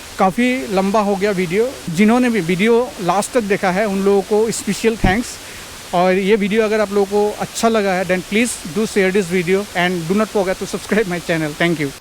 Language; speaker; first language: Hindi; non-native, local second language; Assamese